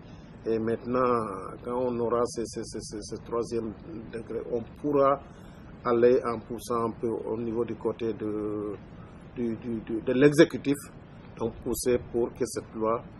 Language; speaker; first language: French; non-native, local second language; Wolof